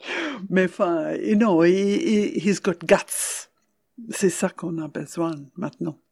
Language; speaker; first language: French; non-native, fluent; English